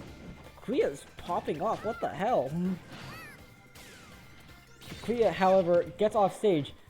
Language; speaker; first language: English; native; English